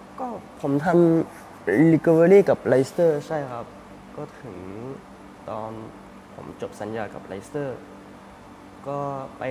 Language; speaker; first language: Thai; early bilingual, heritage; Thai